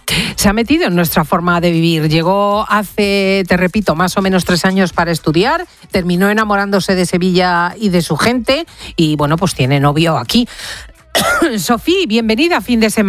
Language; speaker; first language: Spanish; native; Spanish